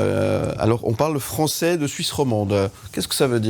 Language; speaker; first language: French; native; French